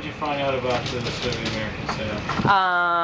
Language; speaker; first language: English; native; English